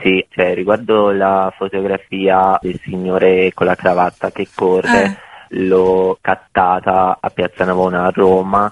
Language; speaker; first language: Italian; non-native, fluent; Bosnian